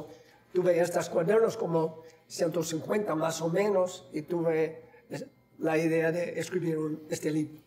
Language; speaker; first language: Spanish; non-native, fluent; English